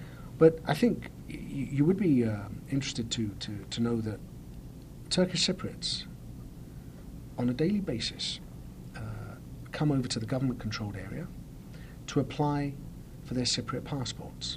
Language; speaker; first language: English; native; English